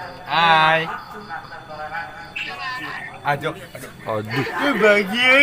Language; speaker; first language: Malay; non-native, local second language; Sundanese